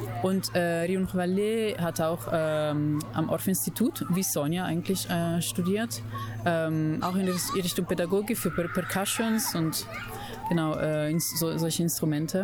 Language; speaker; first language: German; non-native, fluent; Italian